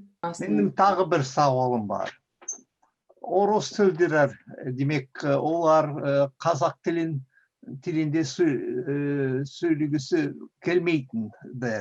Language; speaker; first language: Kazakh; non-native, fluent; English